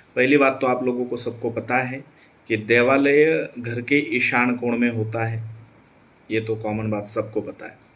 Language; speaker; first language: Hindi; non-native, local second language; Marathi